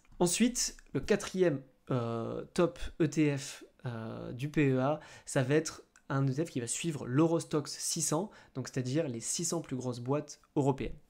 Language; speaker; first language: French; native; French